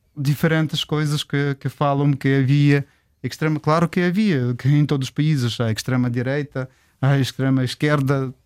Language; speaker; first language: Portuguese; non-native, fluent; Ukrainian